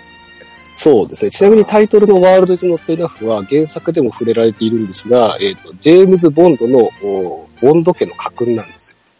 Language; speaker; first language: Japanese; native; Japanese